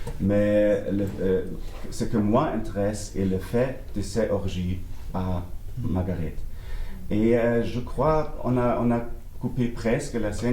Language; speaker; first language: French; non-native, learner; German